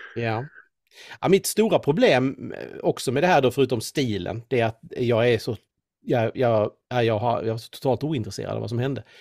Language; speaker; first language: Swedish; native; Swedish